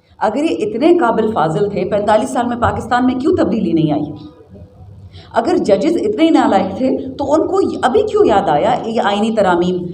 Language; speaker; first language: Urdu; non-native, local second language; Pashto